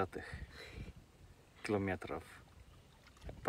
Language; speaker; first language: Russian; non-native, learner; Finnish